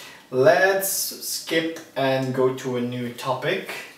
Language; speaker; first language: English; non-native, fluent; Italian